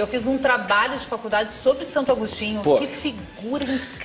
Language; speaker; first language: Portuguese; native; Portuguese